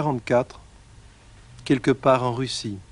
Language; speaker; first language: French; native; French